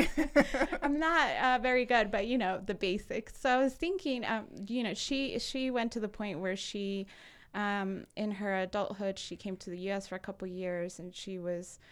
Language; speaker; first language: English; early bilingual, other home language; Spanish